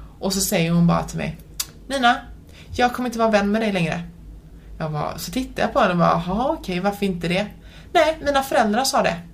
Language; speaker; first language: Swedish; native; Swedish